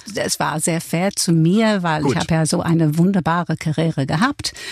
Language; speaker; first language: German; non-native, fluent; English